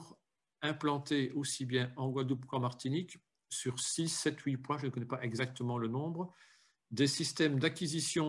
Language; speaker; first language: French; native; French